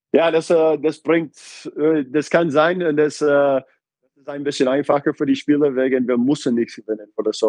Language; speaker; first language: German; non-native, fluent; English